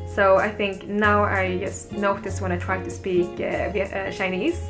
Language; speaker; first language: English; non-native, fluent; Swedish